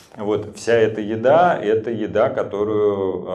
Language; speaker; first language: Russian; native; Russian